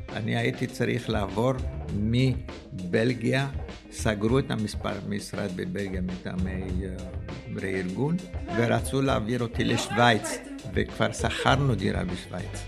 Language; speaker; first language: Hebrew; early bilingual, other home language; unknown